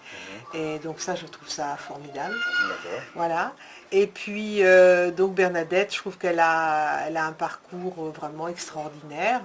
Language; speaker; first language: French; native; French